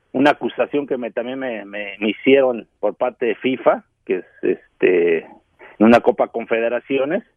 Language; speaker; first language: Spanish; native; Spanish